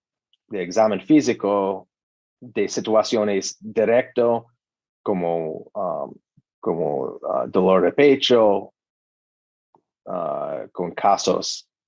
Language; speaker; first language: Spanish; non-native, learner; English